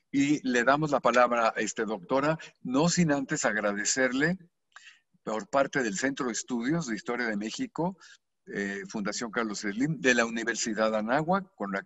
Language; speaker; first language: Spanish; native; Spanish